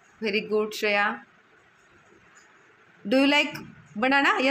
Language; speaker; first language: English; non-native, local second language; Marathi